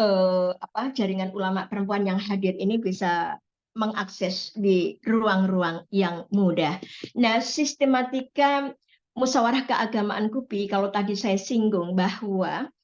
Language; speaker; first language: Indonesian; native; Indonesian